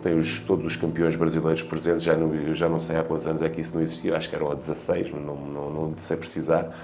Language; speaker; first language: Portuguese; native; Portuguese